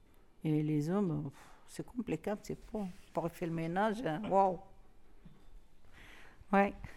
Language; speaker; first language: French; non-native, learner; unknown